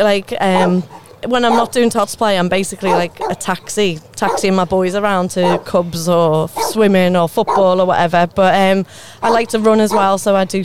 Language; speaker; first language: English; native; English